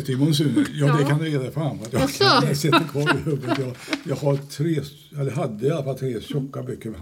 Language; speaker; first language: Swedish; native; Swedish